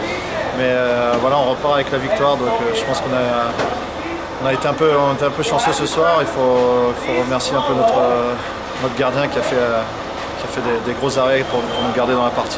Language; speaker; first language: French; native; French